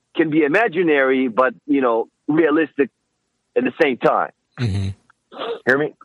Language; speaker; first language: English; non-native, fluent; Hebrew